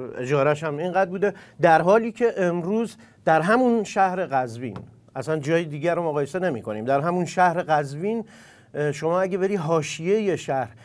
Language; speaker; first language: Persian; non-native, local second language; Central Kurdish